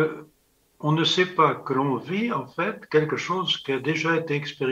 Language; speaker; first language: French; native; French